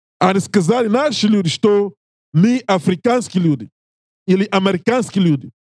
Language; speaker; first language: Russian; non-native, learner; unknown